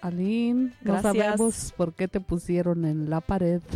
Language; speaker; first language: Spanish; native; Spanish